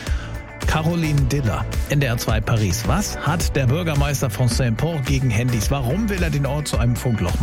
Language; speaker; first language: German; native; German